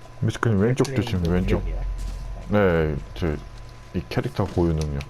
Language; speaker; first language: Korean; native; Korean